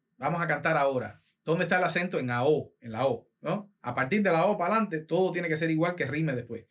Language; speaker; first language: Spanish; native; Spanish